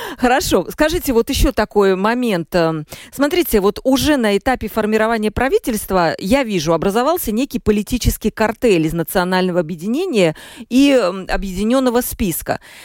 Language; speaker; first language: Russian; native; Russian